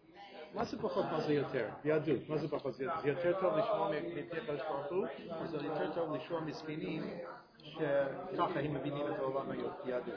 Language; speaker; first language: Hebrew; non-native, fluent; English